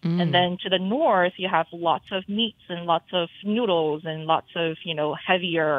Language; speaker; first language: English; non-native, fluent; Chinese